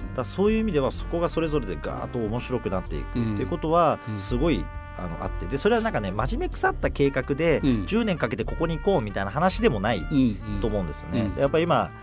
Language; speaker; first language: Japanese; native; Japanese